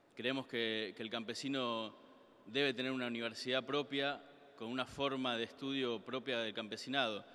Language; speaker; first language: Spanish; native; Spanish